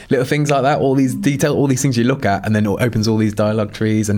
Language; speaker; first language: English; native; English